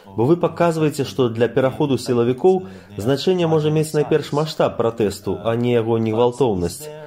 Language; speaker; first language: Belarusian; native; Belarusian